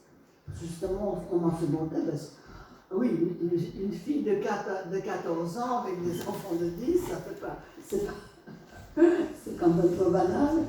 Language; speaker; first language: French; non-native, fluent; Polish